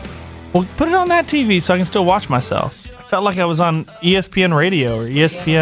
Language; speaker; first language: English; native; English